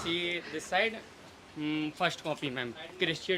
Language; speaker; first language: Hindi; native; Hindi